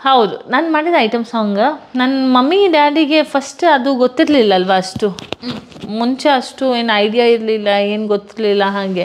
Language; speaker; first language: Kannada; non-native, local second language; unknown